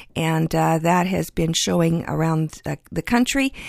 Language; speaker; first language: English; early bilingual, other home language; Ukrainian